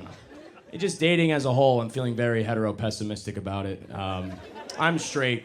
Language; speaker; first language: English; native; English